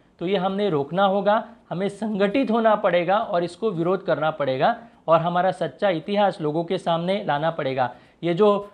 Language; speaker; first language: Hindi; non-native, local second language; Marathi